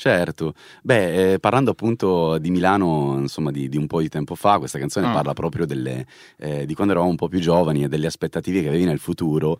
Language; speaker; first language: Italian; native; Italian